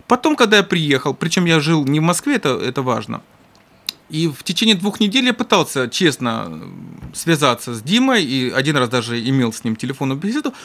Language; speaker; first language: Russian; native; Russian